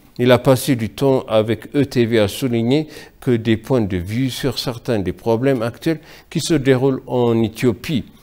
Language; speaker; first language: French; non-native, fluent; Amharic